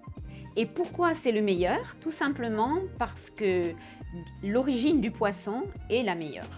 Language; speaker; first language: French; native; French